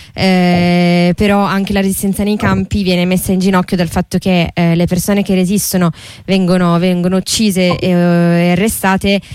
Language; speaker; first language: Italian; native; Italian